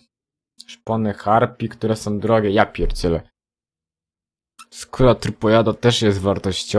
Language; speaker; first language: Polish; native; Polish